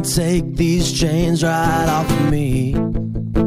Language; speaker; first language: English; non-native, fluent; Finnish